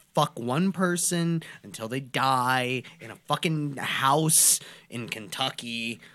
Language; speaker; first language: English; native; English